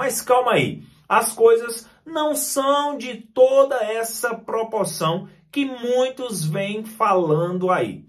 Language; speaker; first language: Portuguese; native; Portuguese